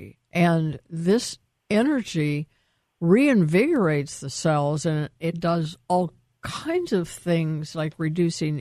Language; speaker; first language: English; native; English